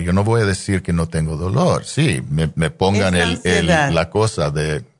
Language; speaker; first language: Spanish; non-native, fluent; English